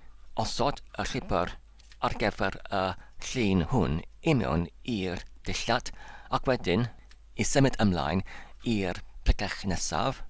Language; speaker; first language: Welsh; non-native, learner; English